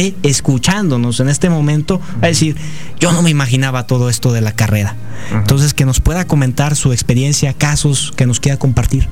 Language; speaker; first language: Spanish; native; Spanish